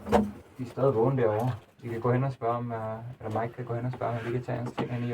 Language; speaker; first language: Danish; native; Danish